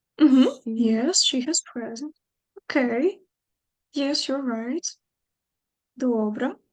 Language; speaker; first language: English; non-native, fluent; Ukrainian